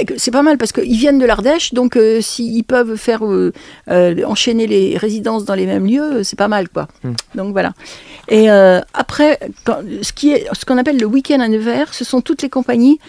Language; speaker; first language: French; native; French